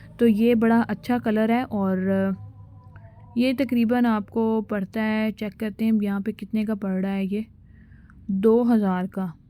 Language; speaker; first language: Urdu; non-native, local second language; Punjabi